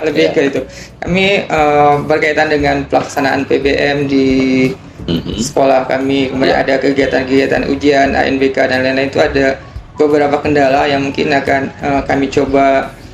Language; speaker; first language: Indonesian; native; Indonesian